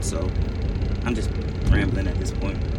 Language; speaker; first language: English; native; English